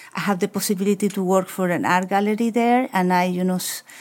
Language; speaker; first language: English; non-native, fluent; Spanish